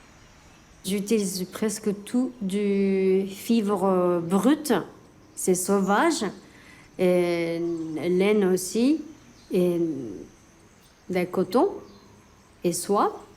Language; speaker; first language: French; non-native, learner; Japanese